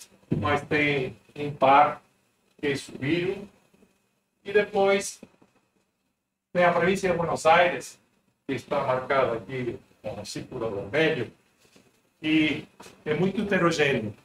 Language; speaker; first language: Portuguese; non-native, fluent; Spanish